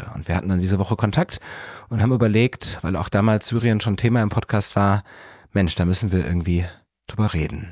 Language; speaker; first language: German; native; German